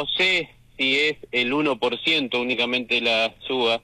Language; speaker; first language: Spanish; native; Spanish